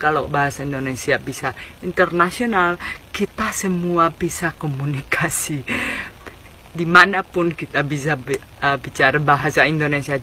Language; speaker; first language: Indonesian; non-native, fluent; Spanish